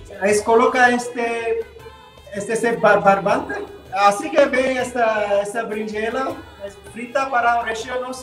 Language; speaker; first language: Portuguese; non-native, fluent; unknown